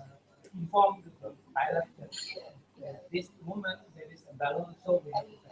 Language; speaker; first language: English; non-native, learner; Indonesian